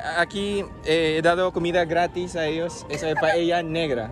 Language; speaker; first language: Spanish; non-native, learner; Filipino